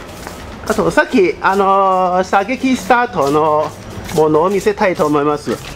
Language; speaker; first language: Japanese; non-native, fluent; Cantonese